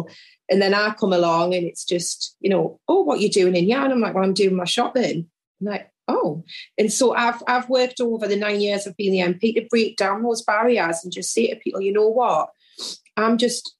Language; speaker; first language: English; native; English